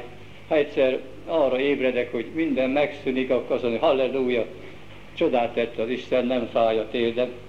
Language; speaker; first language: Hungarian; native; Hungarian